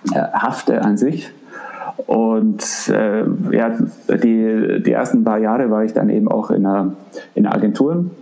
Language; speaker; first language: German; native; German